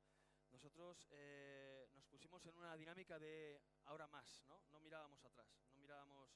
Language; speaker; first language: Spanish; native; Spanish